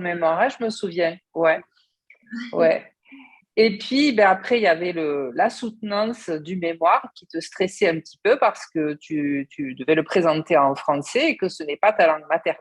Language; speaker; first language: French; native; French